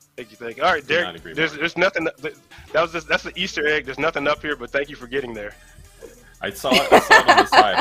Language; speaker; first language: English; native; English